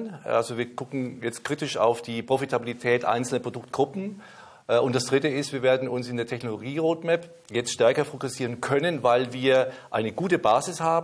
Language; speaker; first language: German; native; German